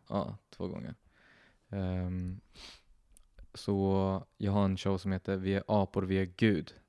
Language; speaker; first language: Swedish; native; Swedish